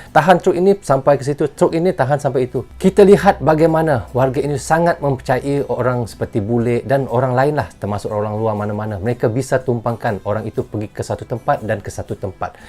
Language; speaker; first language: Malay; native; Malay